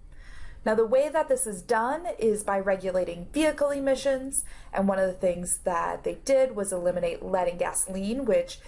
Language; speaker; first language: English; native; English